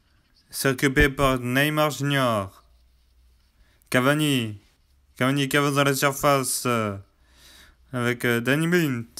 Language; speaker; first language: French; native; French